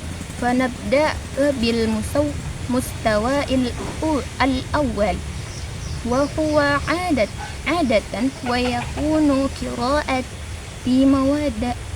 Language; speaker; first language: Arabic; non-native, learner; Indonesian